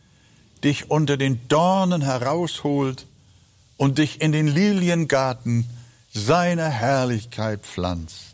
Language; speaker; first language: German; native; German